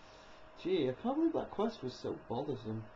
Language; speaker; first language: English; native; English